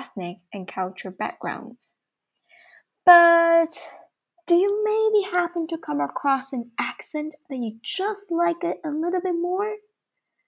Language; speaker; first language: English; non-native, fluent; Chinese